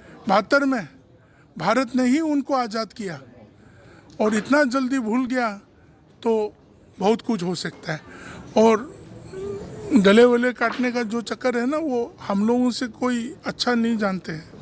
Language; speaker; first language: Hindi; non-native, local second language; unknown